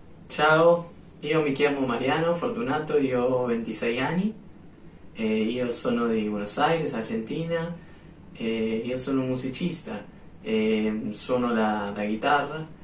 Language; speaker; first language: Italian; non-native, learner; Spanish